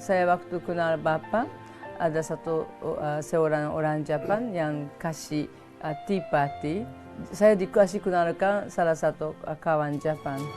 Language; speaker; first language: Indonesian; non-native, fluent; Japanese